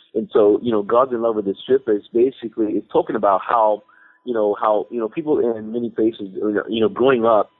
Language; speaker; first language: English; native; English